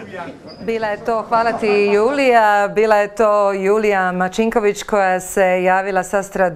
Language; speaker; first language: Serbian; native; Serbian